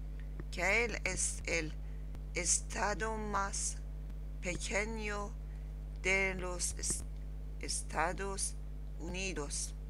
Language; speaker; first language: Spanish; non-native, learner; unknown